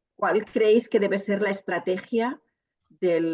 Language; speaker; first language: Spanish; non-native, local second language; Catalan